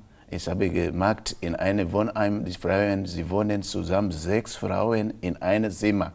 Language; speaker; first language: German; non-native, local second language; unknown